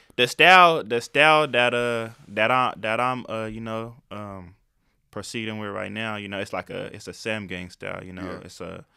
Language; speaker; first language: English; native; English